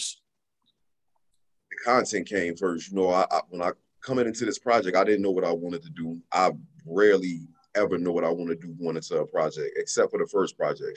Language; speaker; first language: English; native; English